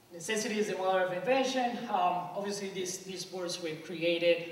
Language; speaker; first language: English; non-native, fluent; Spanish